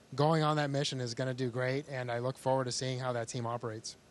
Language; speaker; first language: English; early bilingual, other home language; Spanish